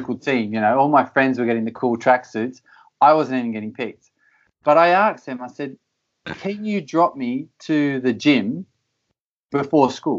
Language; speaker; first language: English; native; English